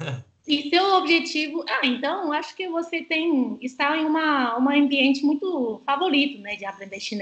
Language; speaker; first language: Portuguese; non-native, fluent; Chinese